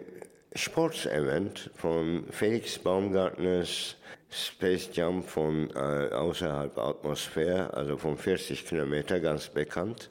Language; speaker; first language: German; non-native, fluent; Turkish